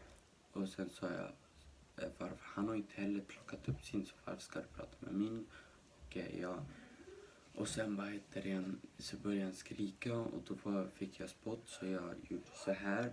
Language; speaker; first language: Swedish; early bilingual, other home language; Somali